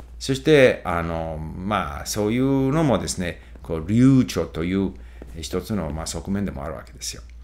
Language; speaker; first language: Japanese; non-native, fluent; English